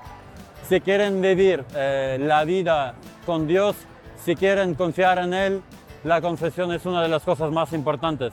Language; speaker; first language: Spanish; non-native, fluent; Ukrainian